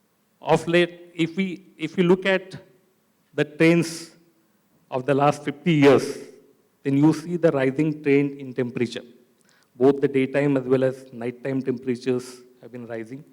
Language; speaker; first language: English; non-native, local second language; Marathi